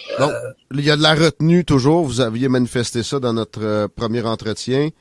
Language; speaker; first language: French; native; French